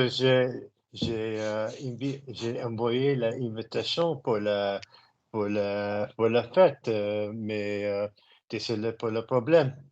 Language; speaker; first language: French; non-native, learner; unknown